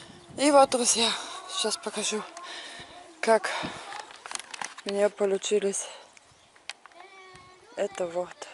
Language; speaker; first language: Russian; non-native, learner; German